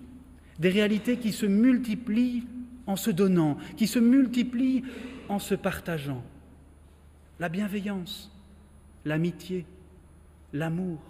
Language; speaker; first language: French; native; French